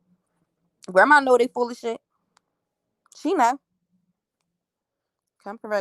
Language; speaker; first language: English; native; English